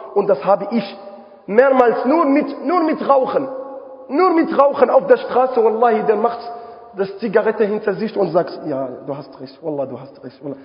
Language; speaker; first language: German; non-native, fluent; Arabic